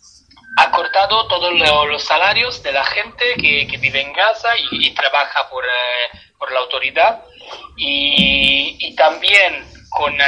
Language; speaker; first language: Spanish; non-native, fluent; Italian